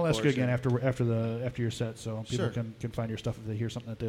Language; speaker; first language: English; native; English